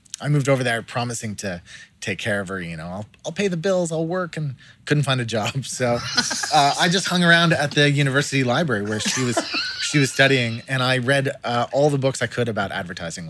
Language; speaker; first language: English; native; English